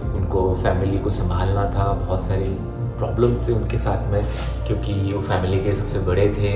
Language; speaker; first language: Hindi; native; Hindi